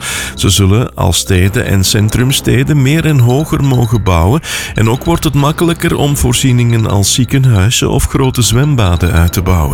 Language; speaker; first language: Dutch; native; Dutch